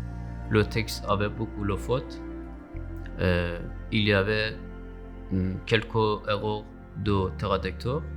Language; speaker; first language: French; non-native, learner; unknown